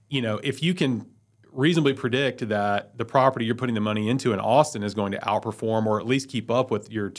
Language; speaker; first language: English; native; English